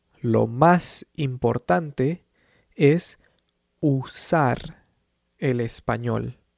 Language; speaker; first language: Spanish; native; Spanish